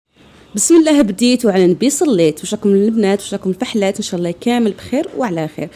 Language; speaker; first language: Arabic; native; Arabic